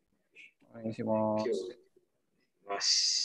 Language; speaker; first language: Japanese; non-native, learner; Indonesian